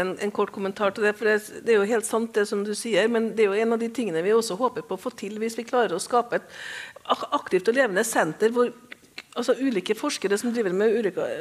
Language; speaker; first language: Norwegian; native; Norwegian